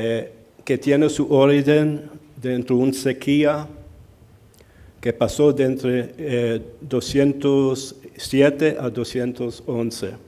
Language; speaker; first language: Spanish; early bilingual, heritage; Spanish